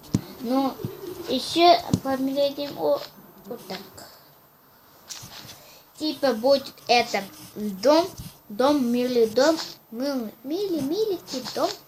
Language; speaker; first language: Russian; non-native, local second language; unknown